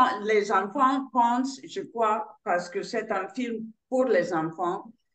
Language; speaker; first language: French; non-native, learner; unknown